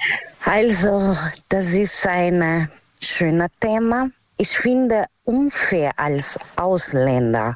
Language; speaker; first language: German; non-native, learner; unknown